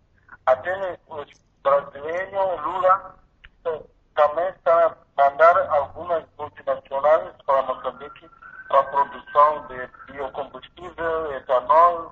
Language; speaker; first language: Spanish; non-native, learner; Portuguese